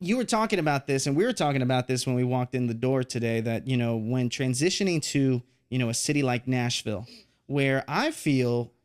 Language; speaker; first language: English; native; English